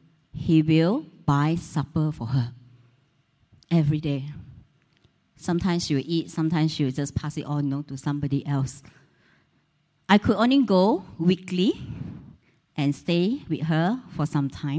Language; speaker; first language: English; non-native, local second language; Cantonese